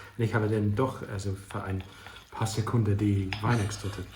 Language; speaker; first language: German; non-native, learner; English